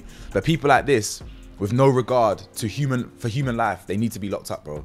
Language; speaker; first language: English; native; English